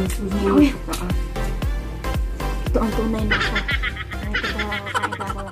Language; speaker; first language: Filipino; non-native, local second language; Cebuano